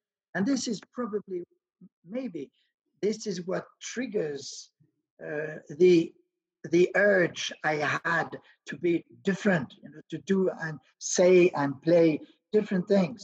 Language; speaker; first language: English; non-native, fluent; French